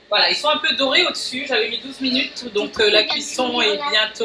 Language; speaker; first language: French; native; French